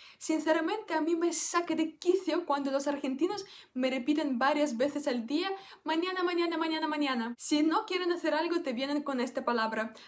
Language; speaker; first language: Spanish; non-native, fluent; Russian